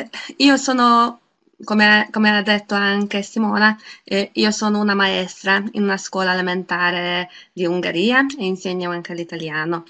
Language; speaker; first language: Italian; non-native, fluent; Hungarian